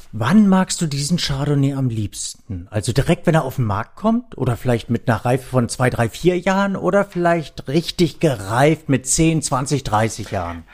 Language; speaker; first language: German; native; German